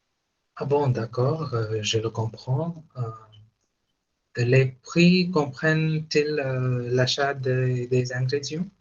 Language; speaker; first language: French; non-native, fluent; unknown